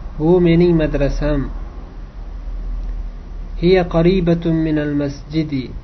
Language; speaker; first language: Arabic; non-native, fluent; Uzbek